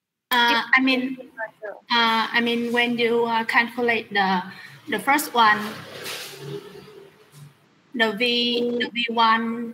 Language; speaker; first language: English; non-native, fluent; Vietnamese